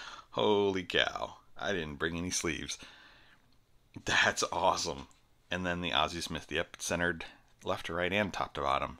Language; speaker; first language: English; native; English